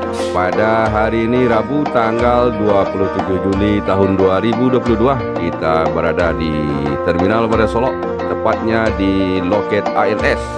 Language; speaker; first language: Indonesian; native; Indonesian